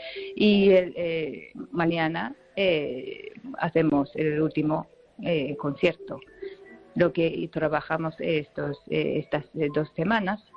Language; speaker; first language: Spanish; non-native, learner; Japanese